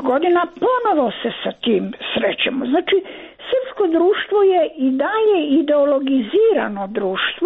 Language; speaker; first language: Croatian; native; Croatian